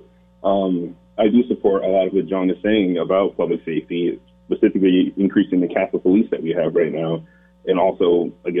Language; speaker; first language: English; native; English